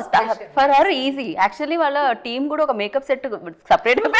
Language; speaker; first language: Telugu; native; Telugu